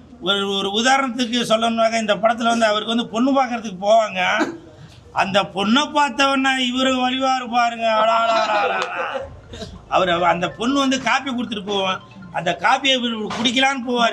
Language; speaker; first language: Tamil; native; Tamil